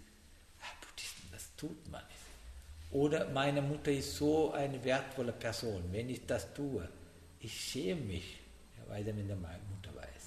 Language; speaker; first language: German; non-native, learner; Sinhala